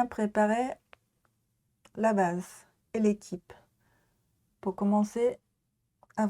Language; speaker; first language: French; non-native, learner; Japanese